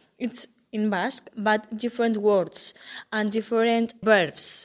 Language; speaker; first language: English; non-native, fluent; Basque